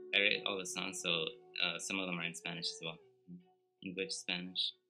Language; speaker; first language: English; native; English